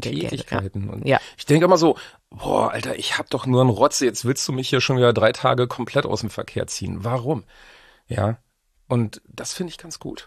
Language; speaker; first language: German; native; German